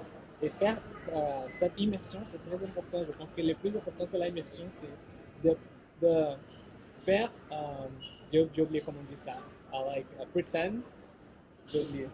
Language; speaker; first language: French; non-native, fluent; Portuguese